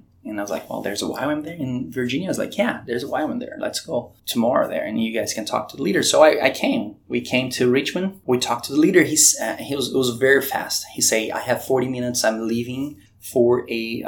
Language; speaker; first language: English; non-native, fluent; Portuguese